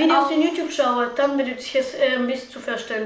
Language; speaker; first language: German; early bilingual, other home language; Bulgarian